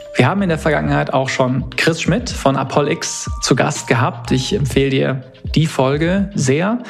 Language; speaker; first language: German; native; German